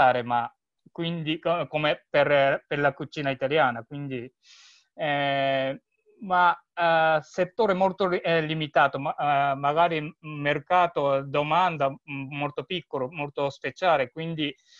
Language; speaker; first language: Italian; non-native, learner; Japanese